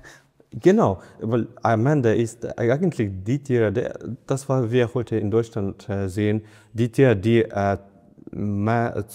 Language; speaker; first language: German; non-native, fluent; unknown